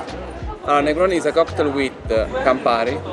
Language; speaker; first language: English; non-native, learner; Italian